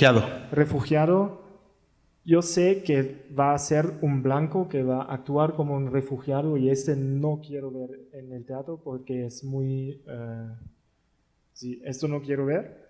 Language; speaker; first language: Spanish; non-native, learner; German